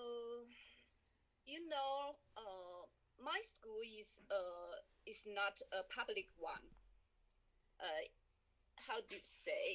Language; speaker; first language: English; non-native, learner; Chinese